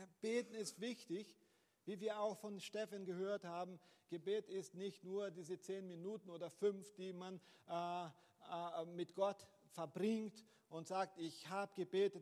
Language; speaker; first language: German; non-native, fluent; Portuguese